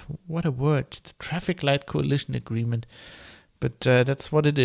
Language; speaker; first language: English; non-native, fluent; German